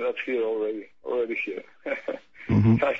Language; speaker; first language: English; non-native, learner; Croatian